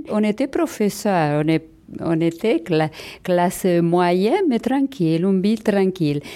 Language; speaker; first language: French; non-native, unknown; Spanish